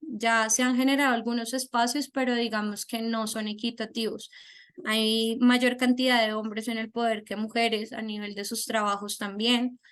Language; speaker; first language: Spanish; native; Spanish